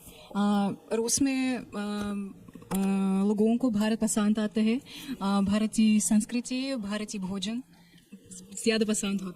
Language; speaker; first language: Hindi; non-native, learner; Russian